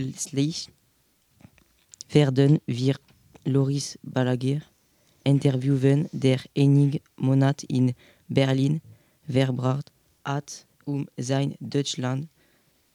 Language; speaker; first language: German; non-native, learner; French